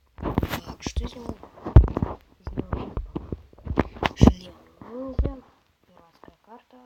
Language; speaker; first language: Russian; native; Russian